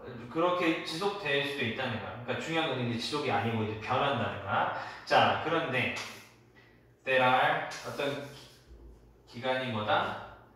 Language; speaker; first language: Korean; native; Korean